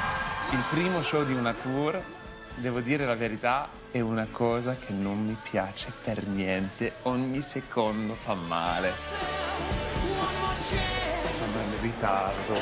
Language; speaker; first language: Italian; non-native, fluent; English